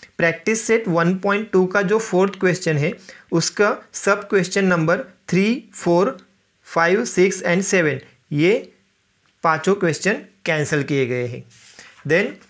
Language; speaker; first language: Hindi; non-native, local second language; Marathi